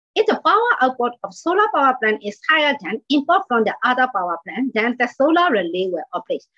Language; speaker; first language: English; non-native, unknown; Burmese